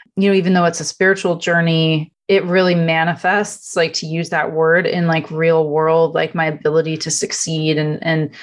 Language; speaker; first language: English; non-native, fluent; Italian